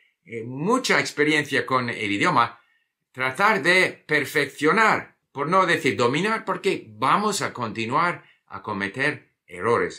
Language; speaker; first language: Spanish; non-native, fluent; English